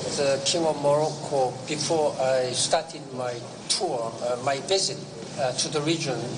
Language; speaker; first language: English; non-native, fluent; Korean